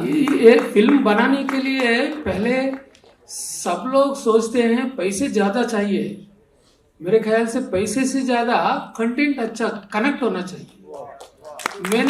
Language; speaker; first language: Hindi; non-native, local second language; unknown